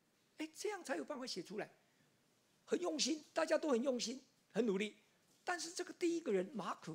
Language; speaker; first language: Chinese; native; Chinese